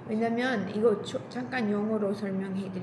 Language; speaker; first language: Korean; non-native, learner; English